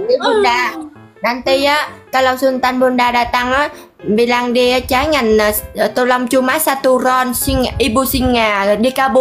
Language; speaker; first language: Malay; non-native, learner; Vietnamese